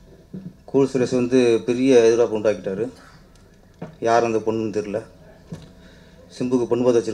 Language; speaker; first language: Tamil; native; Tamil